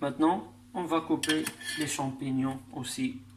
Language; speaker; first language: French; non-native, learner; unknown